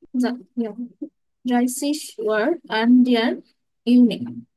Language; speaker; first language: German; non-native, learner; Bangla